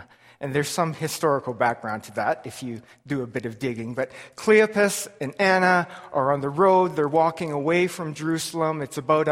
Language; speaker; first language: English; native; English